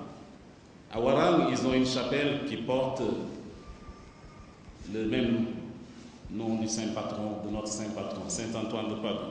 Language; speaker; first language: French; non-native, local second language; Jola-Fonyi